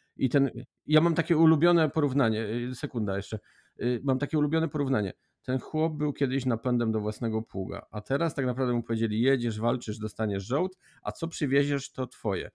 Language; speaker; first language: Polish; native; Polish